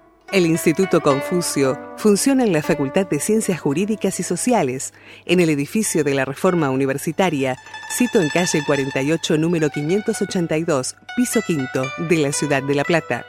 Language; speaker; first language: Spanish; native; Spanish